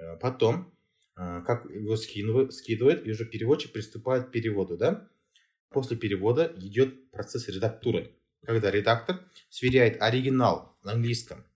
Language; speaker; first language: Russian; non-native, local second language; Kazakh